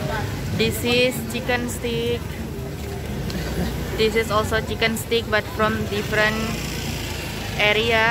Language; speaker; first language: English; non-native, learner; Indonesian